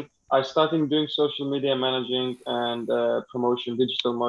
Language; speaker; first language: English; non-native, fluent; Greek